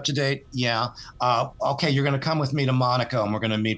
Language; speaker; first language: English; native; English